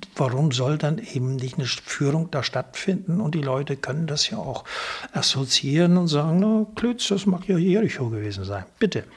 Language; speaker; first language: German; native; German